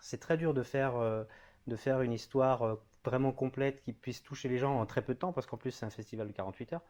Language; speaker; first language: French; native; French